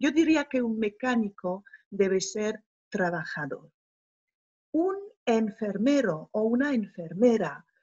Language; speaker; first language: Spanish; non-native, fluent; French